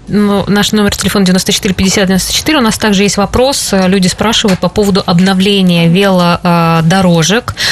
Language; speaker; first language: Russian; native; Russian